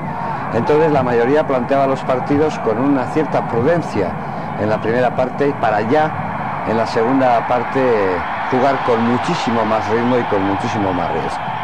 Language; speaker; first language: Spanish; native; Spanish